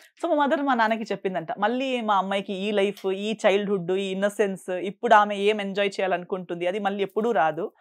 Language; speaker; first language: Telugu; non-native, fluent; Konkani